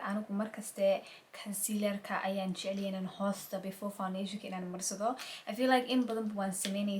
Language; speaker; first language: Somali; early bilingual, heritage; Somali